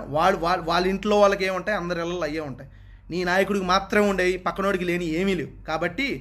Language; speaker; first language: Telugu; native; Telugu